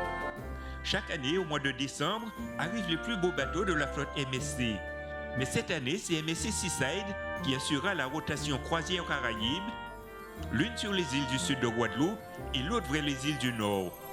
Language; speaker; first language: French; native; French